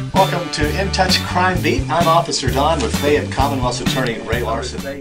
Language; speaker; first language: English; native; English